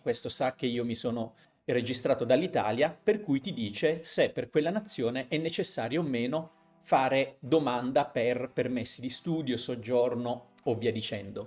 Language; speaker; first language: Italian; native; Italian